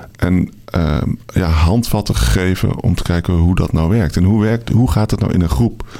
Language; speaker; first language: Dutch; native; Dutch